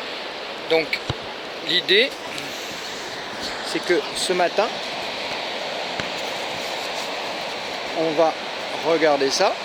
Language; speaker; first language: French; native; French